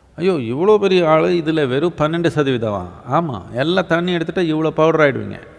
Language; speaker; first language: Tamil; native; Tamil